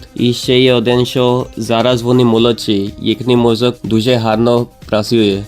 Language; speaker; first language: Ukrainian; non-native, learner; Gujarati